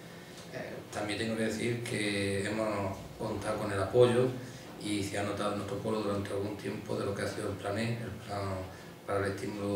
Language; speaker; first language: Spanish; native; Spanish